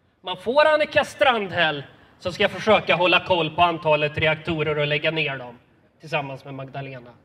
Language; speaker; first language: Swedish; native; Swedish